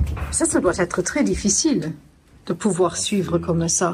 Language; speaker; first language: French; non-native, fluent; English